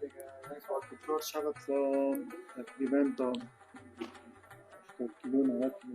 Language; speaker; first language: Persian; native; Persian